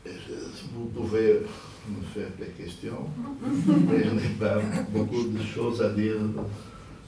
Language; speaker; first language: French; non-native, fluent; Portuguese